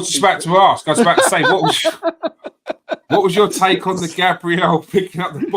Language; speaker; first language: English; native; English